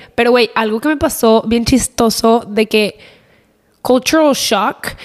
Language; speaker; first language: Spanish; native; Spanish